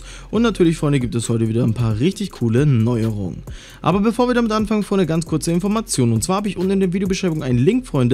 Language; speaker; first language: German; native; German